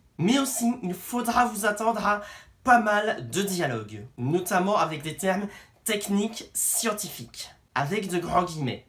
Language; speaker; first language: French; native; French